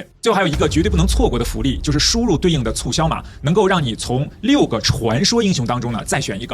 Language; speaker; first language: Chinese; native; Chinese